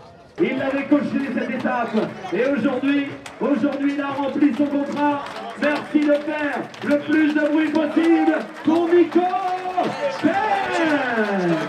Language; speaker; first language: French; native; French